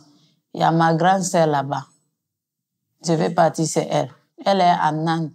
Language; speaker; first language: French; non-native, local second language; Mandingo